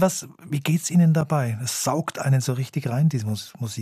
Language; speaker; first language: German; native; German